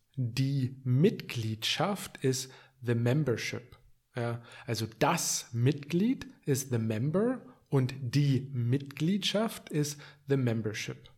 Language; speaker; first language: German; native; German